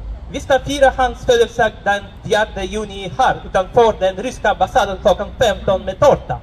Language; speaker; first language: Swedish; non-native, fluent; Russian